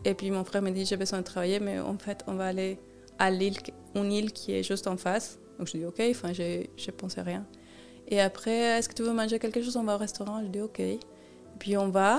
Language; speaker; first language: French; non-native, fluent; Spanish